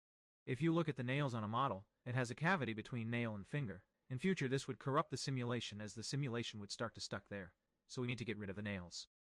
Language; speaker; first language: English; non-native, fluent; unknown